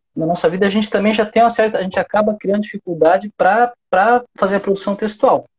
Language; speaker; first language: Portuguese; native; Portuguese